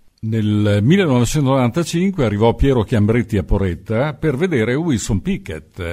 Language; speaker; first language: Italian; native; Italian